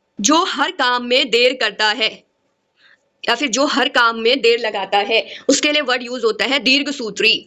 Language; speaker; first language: Hindi; native; Hindi